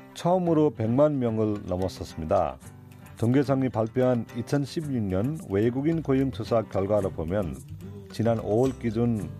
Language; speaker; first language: Korean; non-native, fluent; Nepali